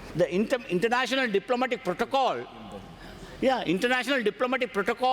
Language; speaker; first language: English; non-native, local second language; Sinhala